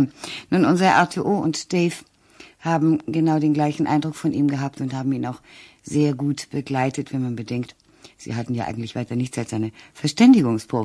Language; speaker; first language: German; native; German